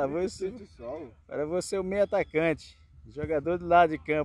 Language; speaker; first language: Portuguese; native; Portuguese